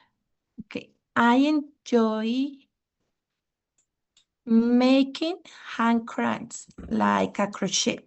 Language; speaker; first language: English; non-native, learner; Spanish